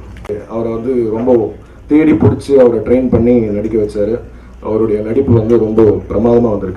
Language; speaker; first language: Tamil; native; Tamil